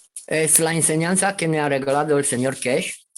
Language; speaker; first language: Spanish; non-native, fluent; Romanian